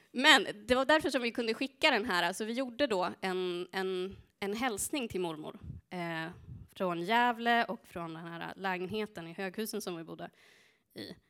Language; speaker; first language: Swedish; early bilingual, other home language; Spanish